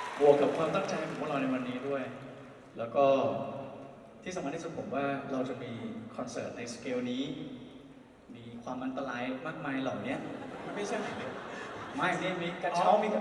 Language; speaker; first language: Thai; native; Thai